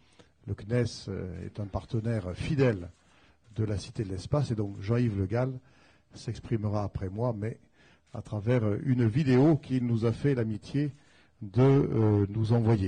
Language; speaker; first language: French; native; French